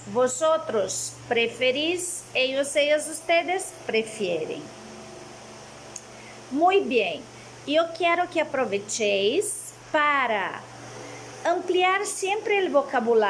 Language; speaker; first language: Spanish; non-native, fluent; Portuguese